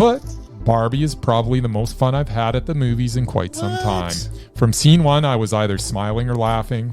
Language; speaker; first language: English; native; English